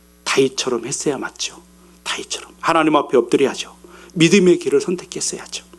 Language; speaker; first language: Korean; native; Korean